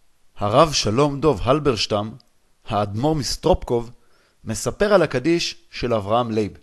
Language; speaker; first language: Hebrew; native; Hebrew